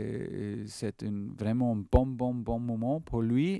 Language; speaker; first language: French; non-native, fluent; German